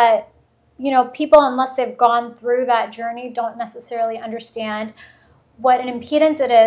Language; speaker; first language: English; early bilingual, other home language; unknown